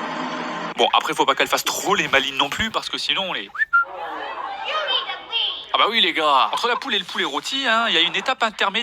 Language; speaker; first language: French; native; French